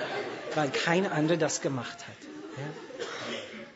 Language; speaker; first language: German; non-native, fluent; English